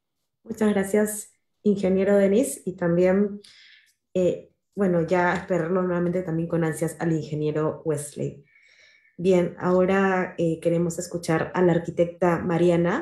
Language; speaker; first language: Spanish; native; Spanish